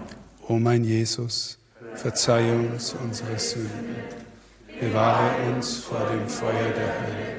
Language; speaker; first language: German; native; German